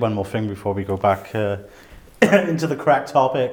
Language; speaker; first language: English; native; English